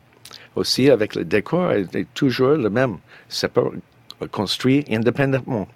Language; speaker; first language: French; non-native, learner; English